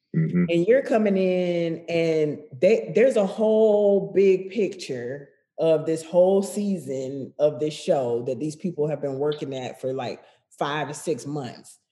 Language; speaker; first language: English; native; English